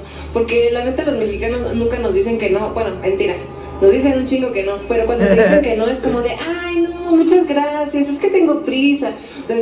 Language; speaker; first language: Spanish; native; Spanish